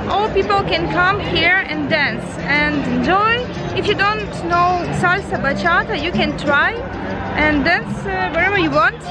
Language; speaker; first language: English; non-native, learner; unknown